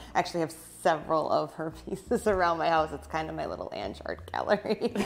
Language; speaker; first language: English; native; English